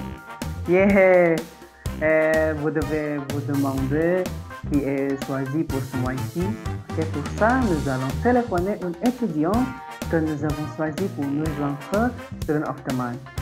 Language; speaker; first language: French; non-native, fluent; Indonesian